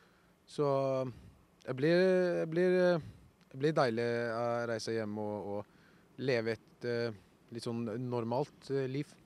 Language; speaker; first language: Norwegian; non-native, fluent; Icelandic